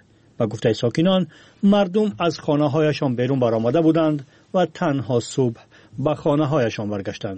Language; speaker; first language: Persian; native; Persian